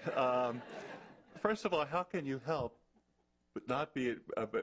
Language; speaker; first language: English; native; English